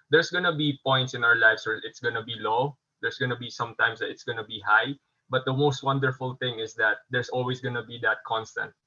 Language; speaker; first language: English; non-native, local second language; Filipino